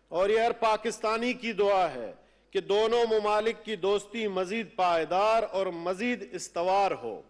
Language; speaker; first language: Urdu; non-native, local second language; Baluchi